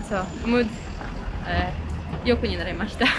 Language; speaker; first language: Japanese; non-native, learner; Ukrainian